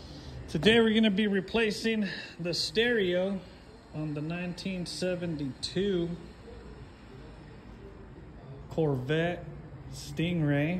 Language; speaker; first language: English; native; English